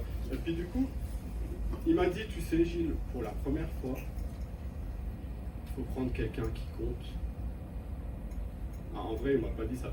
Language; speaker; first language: French; native; French